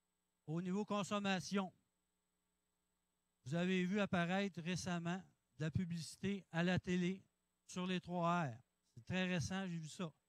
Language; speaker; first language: French; native; French